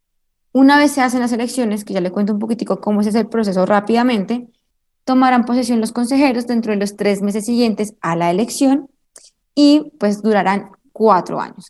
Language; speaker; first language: Spanish; native; Spanish